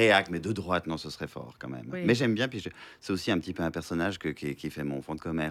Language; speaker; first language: French; native; French